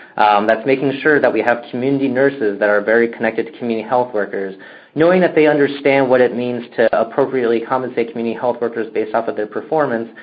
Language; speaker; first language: English; native; English